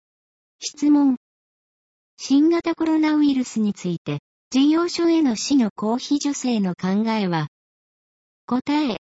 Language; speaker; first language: Japanese; native; Japanese